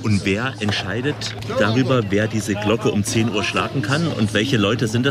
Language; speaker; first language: German; native; German